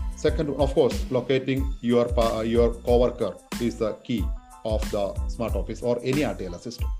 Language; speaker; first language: English; non-native, local second language; Malayalam